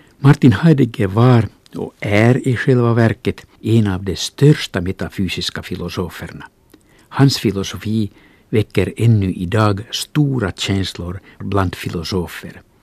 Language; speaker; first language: Swedish; non-native, local second language; Finnish